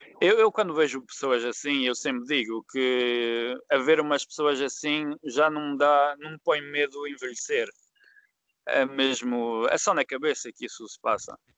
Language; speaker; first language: Portuguese; early bilingual, heritage; Portuguese